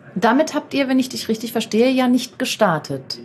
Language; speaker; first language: German; native; German